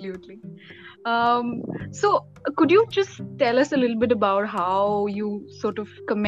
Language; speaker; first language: English; non-native, local second language; Odia